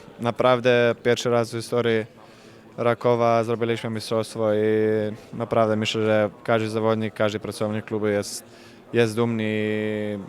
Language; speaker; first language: Polish; non-native, fluent; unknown